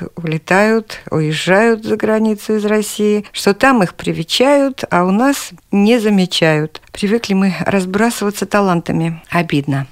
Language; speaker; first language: Russian; native; Russian